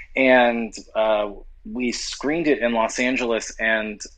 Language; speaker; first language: English; native; English